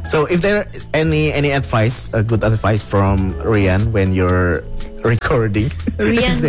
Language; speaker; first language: English; non-native, fluent; Indonesian